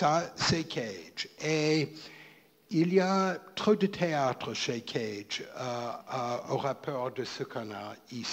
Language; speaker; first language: French; non-native, fluent; English